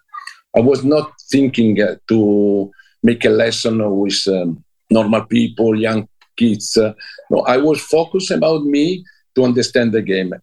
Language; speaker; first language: English; non-native, learner; Italian